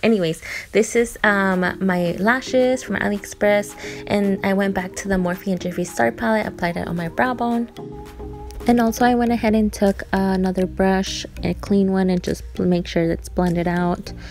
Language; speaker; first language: English; early bilingual, other home language; Spanish